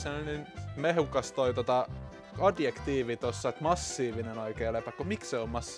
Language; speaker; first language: Finnish; native; Finnish